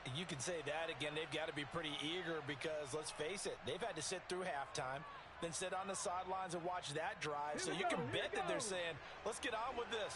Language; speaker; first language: English; native; English